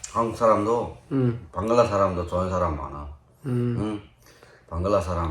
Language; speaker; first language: Korean; non-native, learner; Chinese